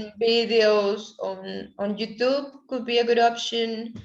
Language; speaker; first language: English; non-native, learner; Spanish